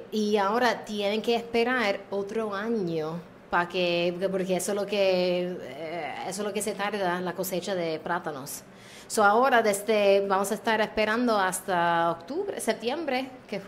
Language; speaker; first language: Spanish; non-native, fluent; English